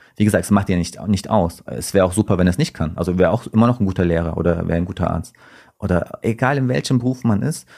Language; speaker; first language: German; early bilingual, other home language; Turkish